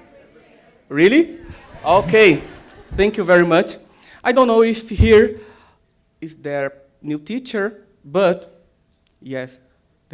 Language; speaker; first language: English; non-native, learner; Portuguese